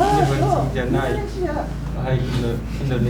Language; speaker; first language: Japanese; non-native, learner; Indonesian